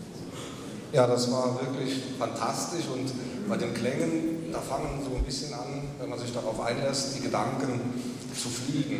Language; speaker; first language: German; native; German